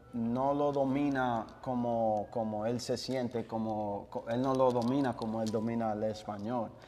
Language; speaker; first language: Spanish; early bilingual, heritage; Spanish